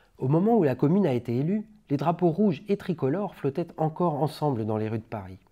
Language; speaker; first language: French; native; French